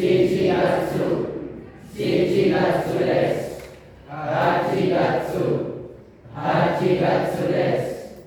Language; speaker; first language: Japanese; non-native, learner; Indonesian